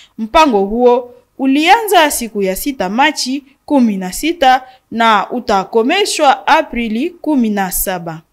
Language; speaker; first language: Swahili; non-native, local second language; Nande